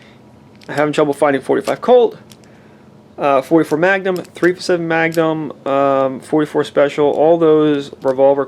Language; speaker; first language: English; native; English